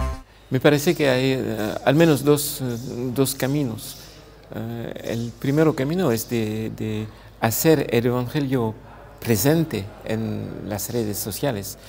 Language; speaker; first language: Spanish; non-native, fluent; French